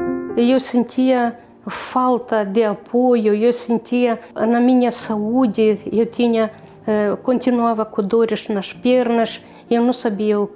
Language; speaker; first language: Portuguese; non-native, fluent; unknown